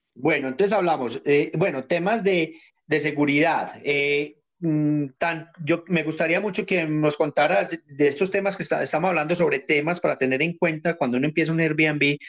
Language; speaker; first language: Spanish; native; Spanish